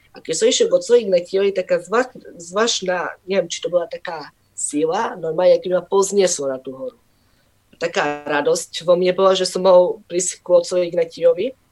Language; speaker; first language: Slovak; non-native, local second language; Rusyn